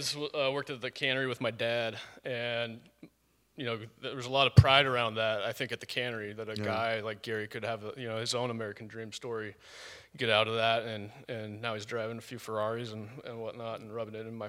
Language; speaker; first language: English; native; English